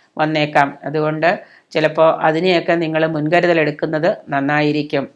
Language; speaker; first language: Malayalam; native; Malayalam